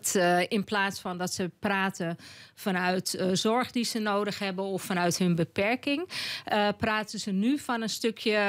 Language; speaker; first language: Dutch; native; Dutch